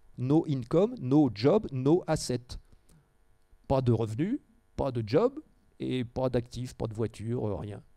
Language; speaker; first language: French; native; French